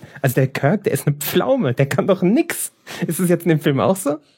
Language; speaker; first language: German; native; German